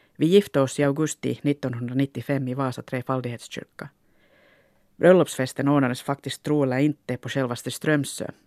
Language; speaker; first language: Swedish; non-native, local second language; Finnish